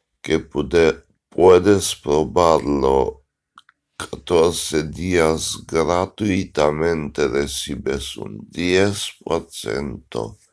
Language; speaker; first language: Spanish; non-native, learner; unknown